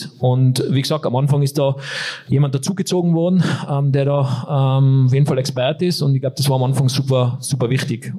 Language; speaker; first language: German; native; German